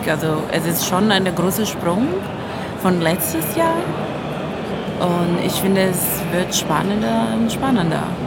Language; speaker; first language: German; non-native, fluent; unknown